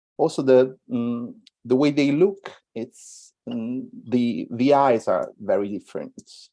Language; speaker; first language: English; non-native, fluent; Italian